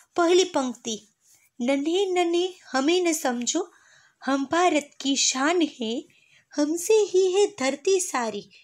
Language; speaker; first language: Hindi; non-native, local second language; Gujarati